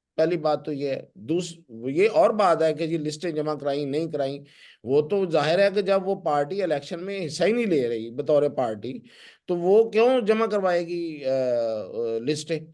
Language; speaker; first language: Urdu; non-native, local second language; Punjabi